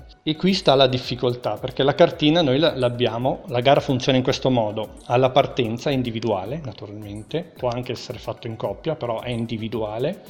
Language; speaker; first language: Italian; native; Italian